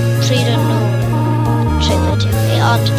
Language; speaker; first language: Welsh; non-native, local second language; English